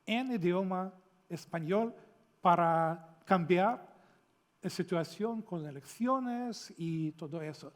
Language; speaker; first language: Spanish; non-native, fluent; Ukrainian